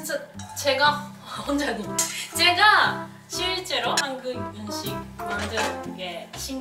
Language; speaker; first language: Korean; non-native, learner; Japanese